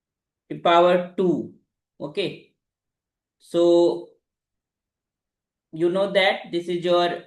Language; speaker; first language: English; non-native, local second language; Hindi